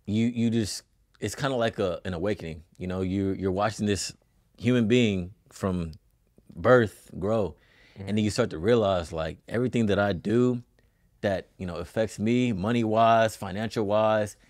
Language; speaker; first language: English; native; English